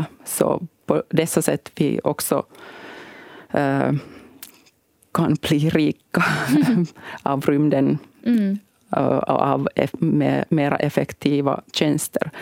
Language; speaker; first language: Swedish; non-native, local second language; Finnish